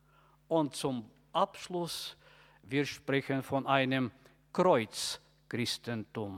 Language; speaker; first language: German; non-native, fluent; Bulgarian